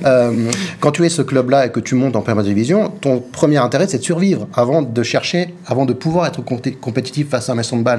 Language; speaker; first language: French; native; French